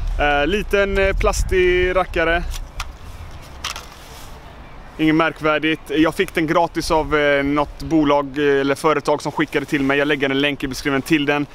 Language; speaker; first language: Swedish; native; Swedish